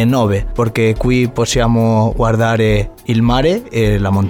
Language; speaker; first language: Italian; non-native, learner; Spanish